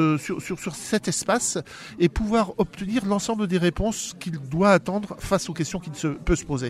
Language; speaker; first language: French; native; French